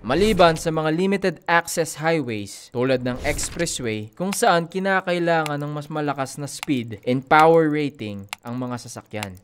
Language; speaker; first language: Filipino; native; Filipino